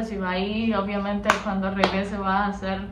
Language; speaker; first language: Spanish; native; Spanish